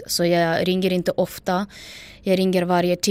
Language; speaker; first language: Swedish; non-native, fluent; Ukrainian